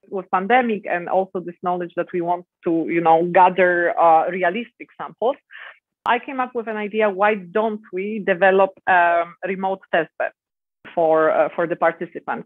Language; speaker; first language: English; non-native, fluent; Polish